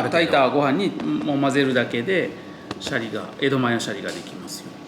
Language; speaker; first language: Japanese; native; Japanese